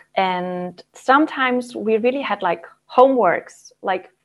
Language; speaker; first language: English; non-native, fluent; German